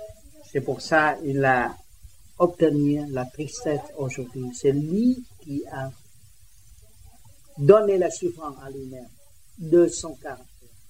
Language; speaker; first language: French; non-native, learner; Vietnamese